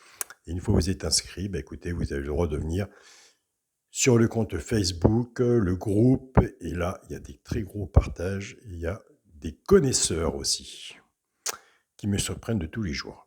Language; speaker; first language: French; native; French